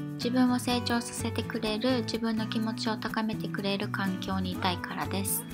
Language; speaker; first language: Japanese; native; Japanese